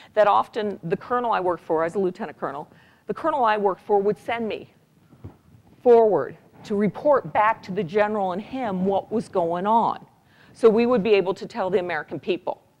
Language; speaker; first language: English; native; English